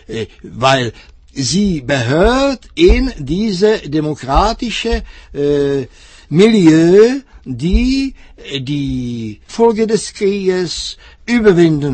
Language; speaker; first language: German; non-native, fluent; Czech